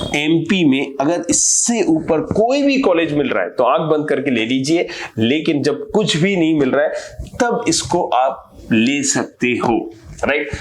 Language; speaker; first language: Hindi; native; Hindi